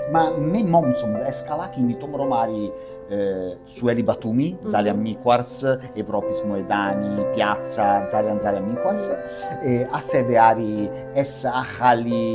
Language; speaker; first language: Georgian; non-native, learner; Italian